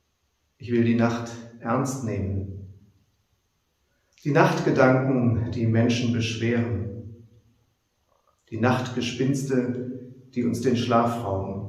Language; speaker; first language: German; native; German